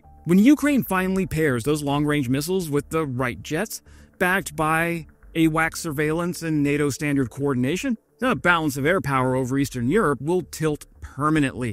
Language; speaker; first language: English; native; English